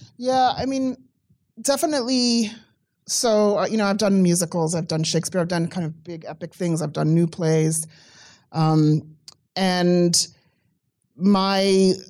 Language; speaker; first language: English; native; English